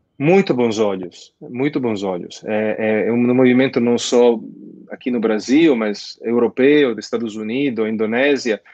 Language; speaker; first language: Portuguese; non-native, fluent; Italian